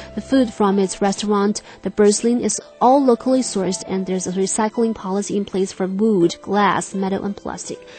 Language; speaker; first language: English; non-native, fluent; Chinese